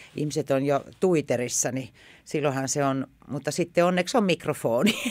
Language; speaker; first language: Finnish; native; Finnish